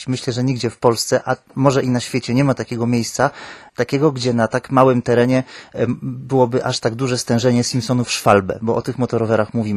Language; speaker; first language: Polish; native; Polish